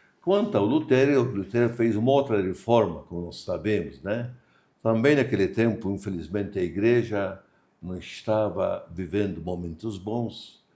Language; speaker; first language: Portuguese; non-native, fluent; Maltese